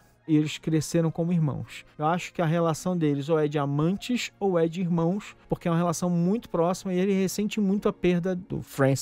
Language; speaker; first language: Portuguese; native; Portuguese